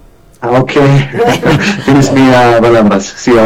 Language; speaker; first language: Spanish; non-native, learner; Arabic